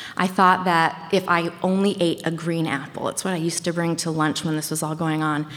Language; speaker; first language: English; native; English